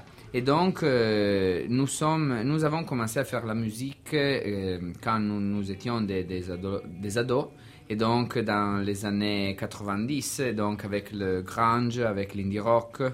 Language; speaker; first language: French; non-native, learner; Italian